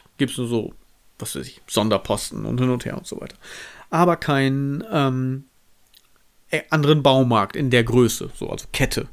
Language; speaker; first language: German; native; German